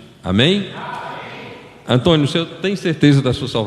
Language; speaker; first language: Portuguese; native; Portuguese